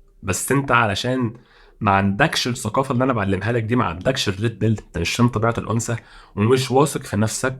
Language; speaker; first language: Arabic; native; Arabic